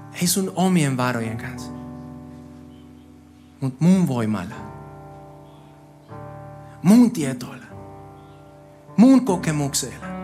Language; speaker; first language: Finnish; non-native, fluent; Spanish